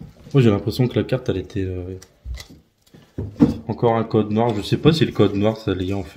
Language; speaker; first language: French; native; French